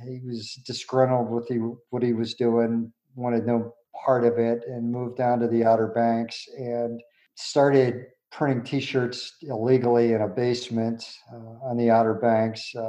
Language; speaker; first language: English; native; English